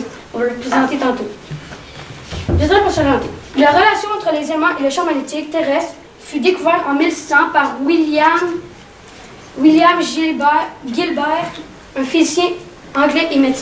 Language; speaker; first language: French; native; French